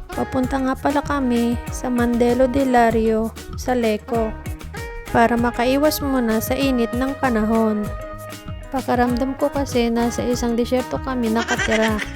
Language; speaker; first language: Filipino; non-native, local second language; Bikol